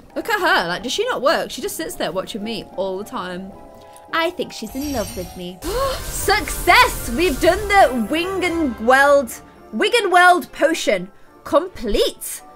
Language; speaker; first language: English; native; English